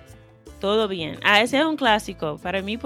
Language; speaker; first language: Spanish; non-native, fluent; English